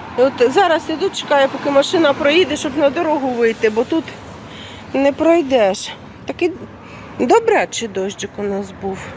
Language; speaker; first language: Ukrainian; non-native, local second language; Russian